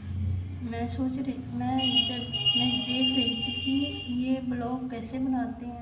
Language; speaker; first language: Hindi; native; Hindi